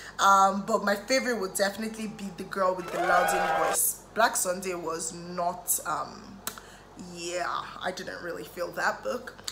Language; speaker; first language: English; native; English